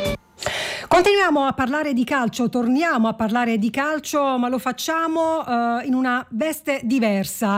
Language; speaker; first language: Italian; native; Italian